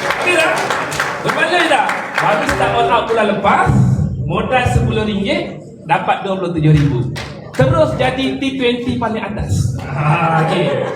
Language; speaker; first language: Malay; native; Malay